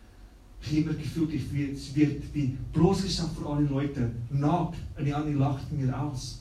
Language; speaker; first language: German; non-native, learner; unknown